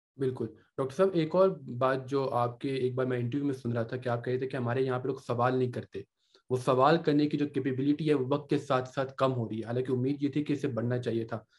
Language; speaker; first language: Urdu; native; Urdu